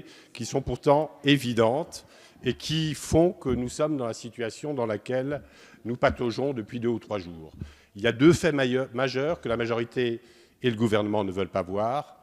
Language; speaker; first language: French; native; French